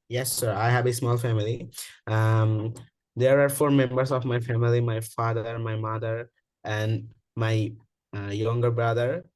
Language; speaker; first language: English; non-native, learner; Bangla